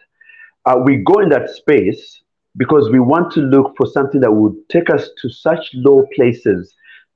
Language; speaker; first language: English; non-native, local second language; Ganda